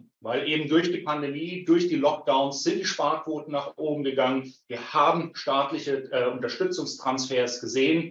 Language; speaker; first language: German; native; German